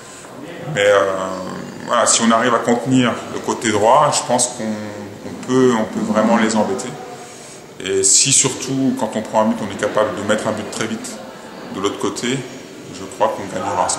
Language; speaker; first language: French; native; French